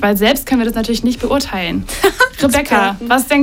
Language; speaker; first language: German; native; German